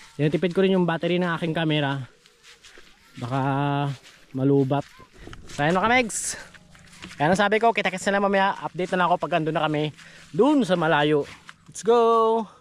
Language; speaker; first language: Filipino; non-native, local second language; Kinaray-a